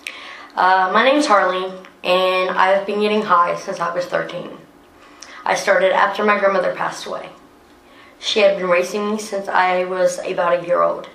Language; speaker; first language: English; native; English